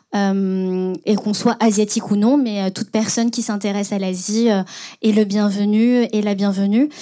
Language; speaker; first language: French; native; French